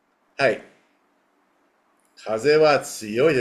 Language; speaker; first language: Japanese; non-native, fluent; English